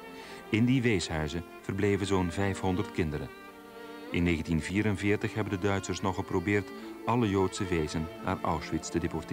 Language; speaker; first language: Dutch; native; Dutch